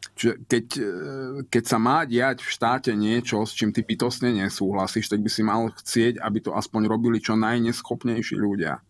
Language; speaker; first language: Slovak; non-native, local second language; Hungarian